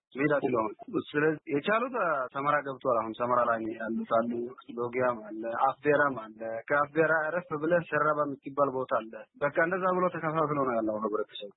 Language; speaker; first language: Amharic; non-native, local second language; Afar